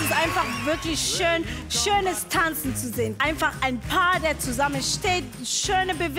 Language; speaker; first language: German; non-native, fluent; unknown